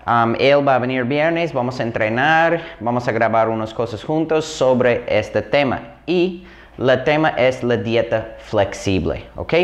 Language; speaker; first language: Spanish; non-native, fluent; English